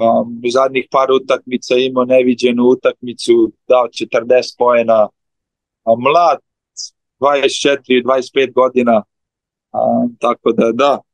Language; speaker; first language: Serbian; early bilingual, heritage; Slovenian